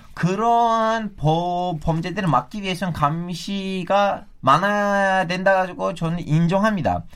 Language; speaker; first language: Korean; non-native, fluent; Turkish